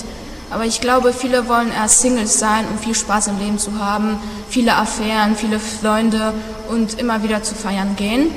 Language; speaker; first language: German; non-native, fluent; Polish